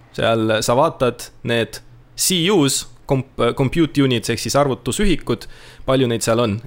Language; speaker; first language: Estonian; non-native, local second language; Russian